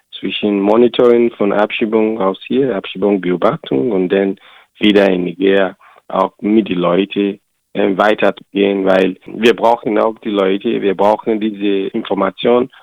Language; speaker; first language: German; non-native, learner; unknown